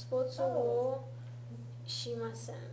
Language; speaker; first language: Japanese; non-native, learner; English